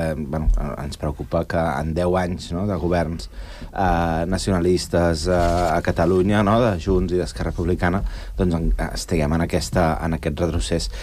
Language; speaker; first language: Catalan; non-native, local second language; Spanish